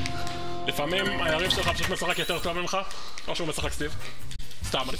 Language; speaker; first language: Hebrew; native; Hebrew